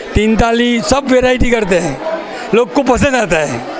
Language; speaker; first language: Hindi; non-native, local second language; Gujarati